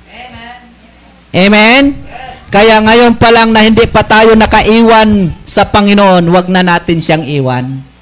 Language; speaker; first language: Filipino; non-native, local second language; Bikol